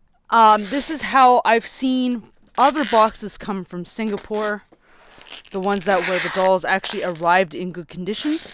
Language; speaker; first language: English; native; English